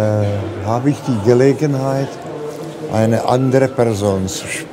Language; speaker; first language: German; non-native, fluent; Czech